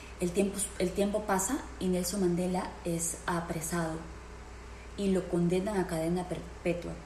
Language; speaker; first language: Spanish; native; Spanish